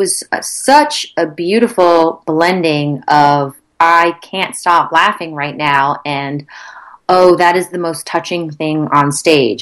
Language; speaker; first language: English; native; English